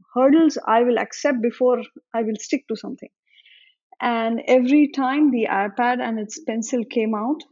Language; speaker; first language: English; non-native, local second language; Marathi